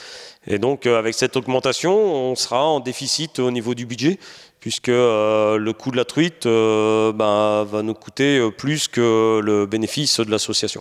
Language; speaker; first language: French; native; French